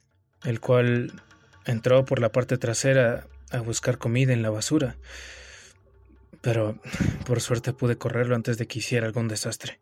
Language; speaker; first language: Spanish; native; Spanish